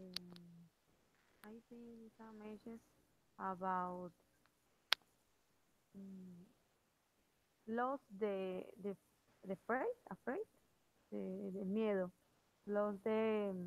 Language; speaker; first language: English; non-native, learner; Spanish